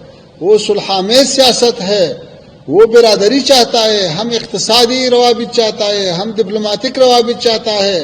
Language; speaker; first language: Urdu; non-native, fluent; Pashto